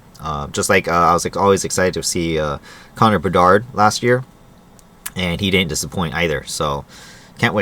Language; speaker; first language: English; native; English